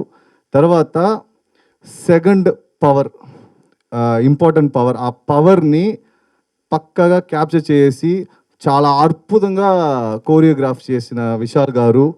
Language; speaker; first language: Telugu; non-native, learner; Tamil